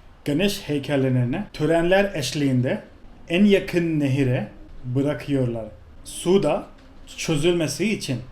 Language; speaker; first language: Turkish; non-native, fluent; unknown